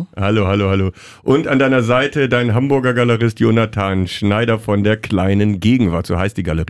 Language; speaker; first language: German; native; German